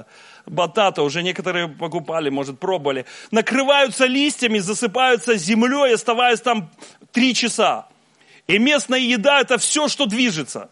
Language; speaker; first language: Russian; native; Russian